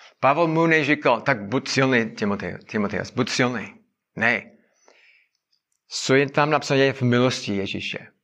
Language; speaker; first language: Czech; non-native, learner; English